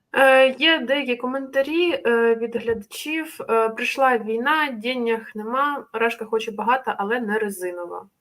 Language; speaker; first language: Ukrainian; native; Ukrainian